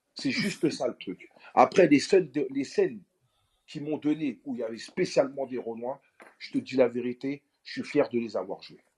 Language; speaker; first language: French; native; French